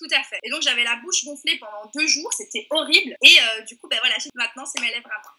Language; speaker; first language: French; early bilingual, other home language; Persian